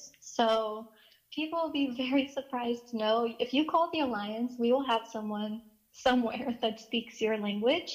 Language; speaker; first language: English; native; English